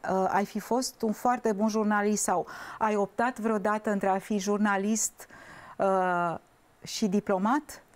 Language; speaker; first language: Romanian; native; Romanian